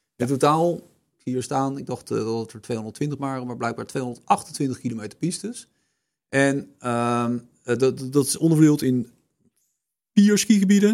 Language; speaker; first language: Dutch; native; Dutch